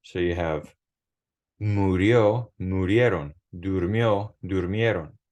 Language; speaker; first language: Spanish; non-native, fluent; English